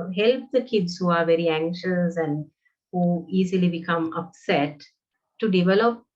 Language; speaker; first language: English; non-native, local second language; Sinhala